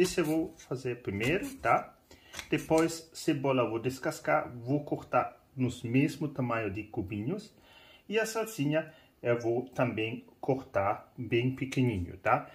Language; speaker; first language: Portuguese; non-native, fluent; German